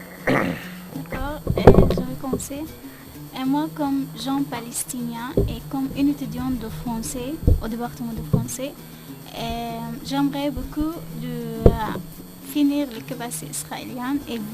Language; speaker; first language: French; non-native, learner; Arabic